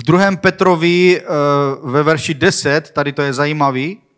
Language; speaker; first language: Czech; non-native, learner; Swedish